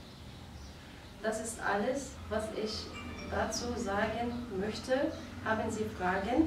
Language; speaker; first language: German; non-native, fluent; Arabic